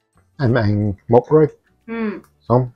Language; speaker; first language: Vietnamese; non-native, learner; Italian